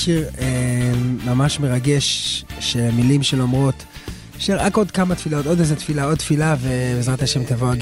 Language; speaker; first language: Hebrew; native; Hebrew